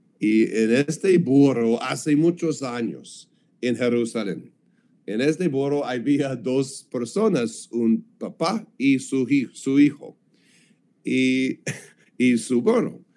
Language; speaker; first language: Spanish; non-native, learner; English